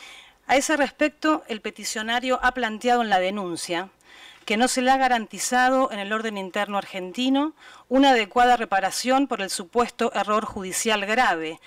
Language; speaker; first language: Spanish; native; Spanish